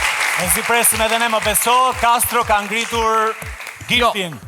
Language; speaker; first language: Albanian; native; Albanian